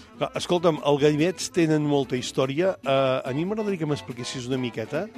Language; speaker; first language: Catalan; native; Catalan